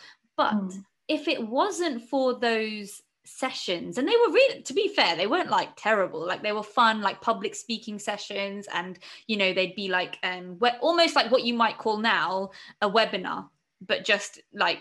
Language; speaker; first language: English; native; English